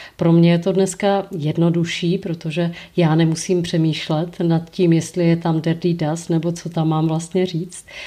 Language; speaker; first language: Czech; native; Czech